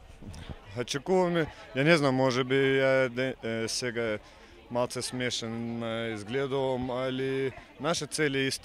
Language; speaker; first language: Macedonian; non-native, fluent; Russian